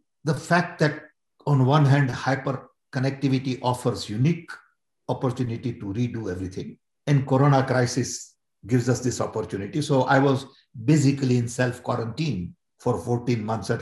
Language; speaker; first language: English; non-native, local second language; Gujarati